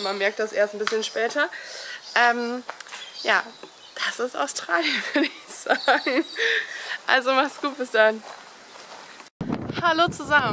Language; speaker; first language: German; native; German